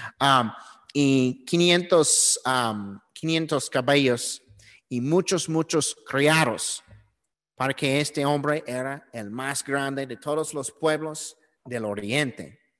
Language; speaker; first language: Spanish; non-native, learner; English